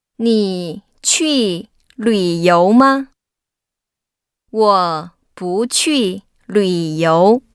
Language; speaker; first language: Chinese; non-native, learner; Korean